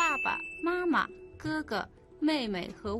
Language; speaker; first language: Chinese; non-native, fluent; Mongolian